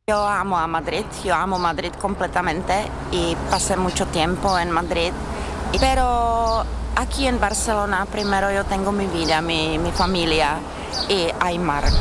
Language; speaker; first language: Spanish; non-native, fluent; Czech